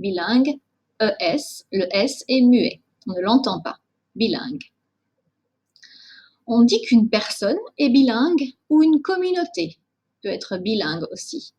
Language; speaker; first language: French; native; French